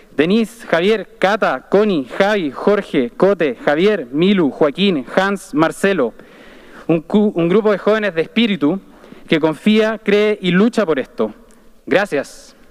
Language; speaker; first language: Spanish; native; Spanish